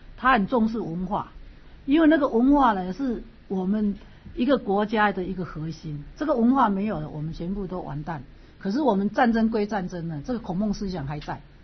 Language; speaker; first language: Chinese; native; Chinese